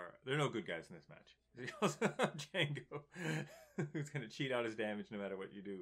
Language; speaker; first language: English; native; English